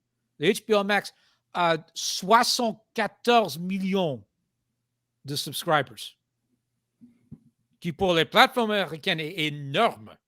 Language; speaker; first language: French; non-native, fluent; English